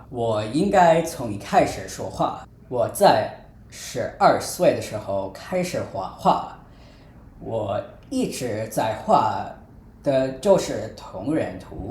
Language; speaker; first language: Chinese; non-native, fluent; English